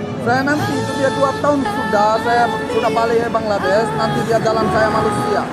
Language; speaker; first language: Indonesian; non-native, learner; Bangla